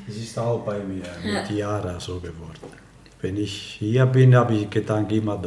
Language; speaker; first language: German; non-native, learner; Italian